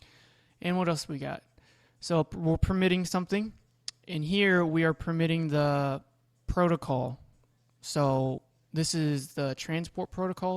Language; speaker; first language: English; native; English